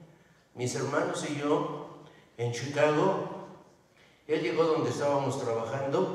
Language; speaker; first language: Spanish; native; Spanish